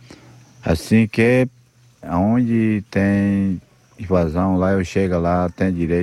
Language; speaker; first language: Portuguese; non-native, local second language; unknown